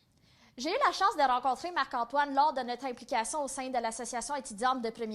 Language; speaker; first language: French; native; French